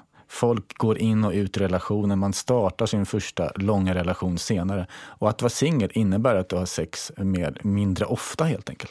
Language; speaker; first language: Swedish; native; Swedish